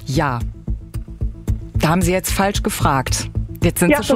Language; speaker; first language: German; native; German